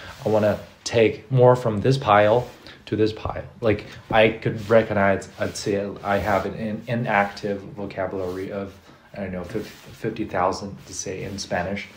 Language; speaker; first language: English; non-native, fluent; Chinese